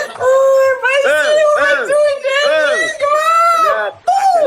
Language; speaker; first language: Russian; native; Russian